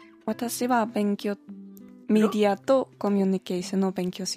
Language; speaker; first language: Japanese; non-native, learner; German